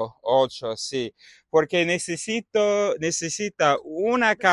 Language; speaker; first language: Spanish; non-native, learner; English